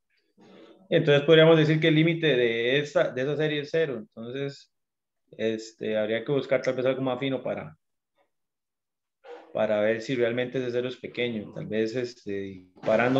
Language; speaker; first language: Spanish; native; Spanish